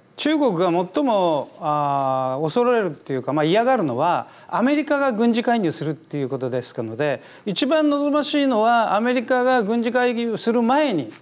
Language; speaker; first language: Japanese; native; Japanese